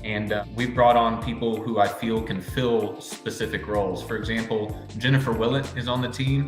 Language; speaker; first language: English; native; English